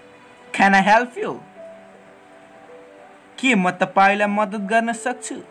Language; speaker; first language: English; non-native, learner; Nepali